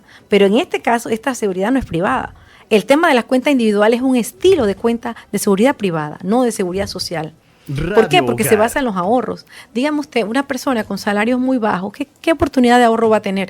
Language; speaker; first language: Spanish; native; Spanish